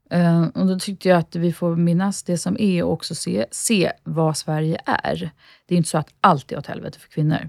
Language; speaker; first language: Swedish; native; Swedish